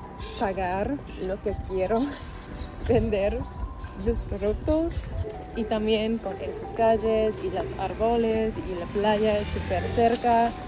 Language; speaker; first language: Spanish; non-native, learner; English